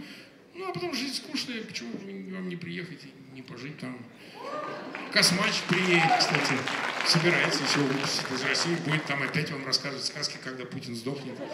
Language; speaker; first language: Russian; native; Russian